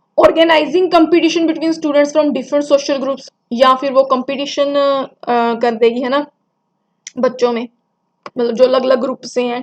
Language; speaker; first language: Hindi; non-native, local second language; Punjabi